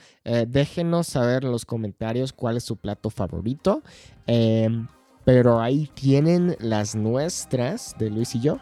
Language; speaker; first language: Spanish; non-native, fluent; English